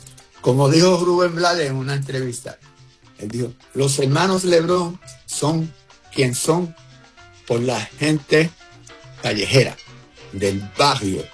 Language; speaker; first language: Spanish; early bilingual, heritage; Spanish